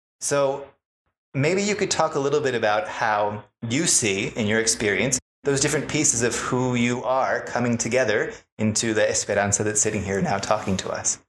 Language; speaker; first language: English; native; English